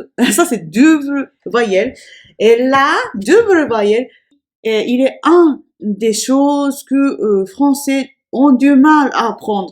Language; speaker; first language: French; non-native, fluent; Japanese